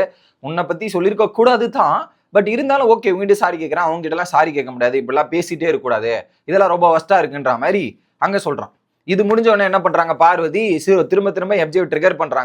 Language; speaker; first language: Tamil; native; Tamil